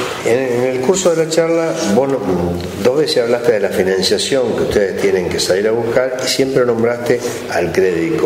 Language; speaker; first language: Spanish; native; Spanish